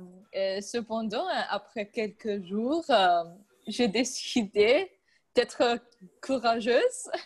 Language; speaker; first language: French; non-native, learner; English